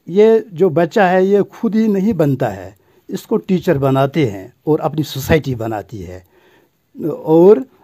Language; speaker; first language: Hindi; non-native, local second language; Kashmiri